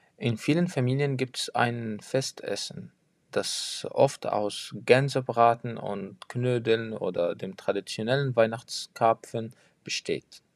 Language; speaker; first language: German; non-native, fluent; French